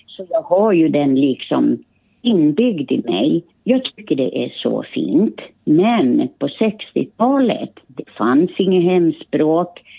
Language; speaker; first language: Swedish; early bilingual, other home language; Finnish